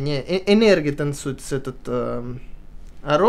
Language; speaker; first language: Russian; early bilingual, heritage; Italian